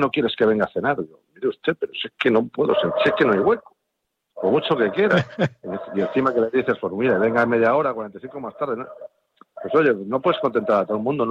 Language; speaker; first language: Spanish; native; Spanish